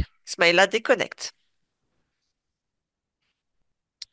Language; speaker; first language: French; native; French